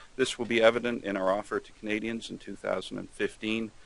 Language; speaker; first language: English; native; English